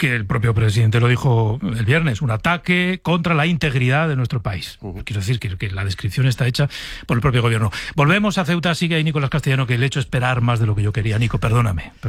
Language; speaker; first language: Spanish; native; Spanish